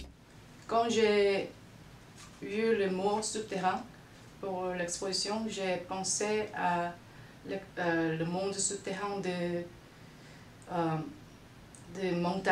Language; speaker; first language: French; non-native, fluent; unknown